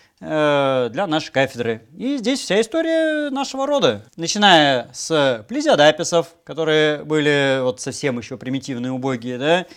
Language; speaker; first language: Russian; native; Russian